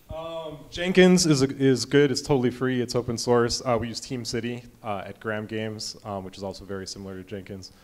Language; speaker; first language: English; native; English